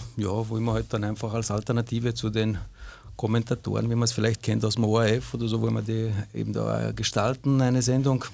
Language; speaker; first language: German; native; German